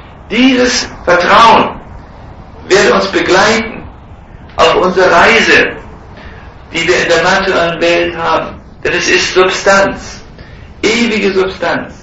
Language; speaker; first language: German; native; German